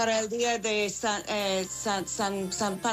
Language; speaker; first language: Spanish; non-native, fluent; English